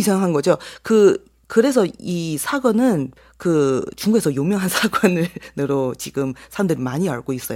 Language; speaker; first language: Korean; non-native, fluent; Chinese